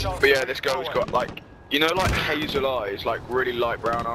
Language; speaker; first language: English; native; English